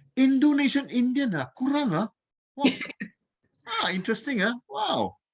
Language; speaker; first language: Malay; non-native, local second language; Chinese